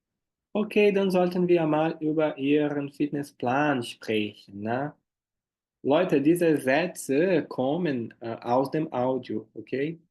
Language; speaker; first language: German; non-native, fluent; Portuguese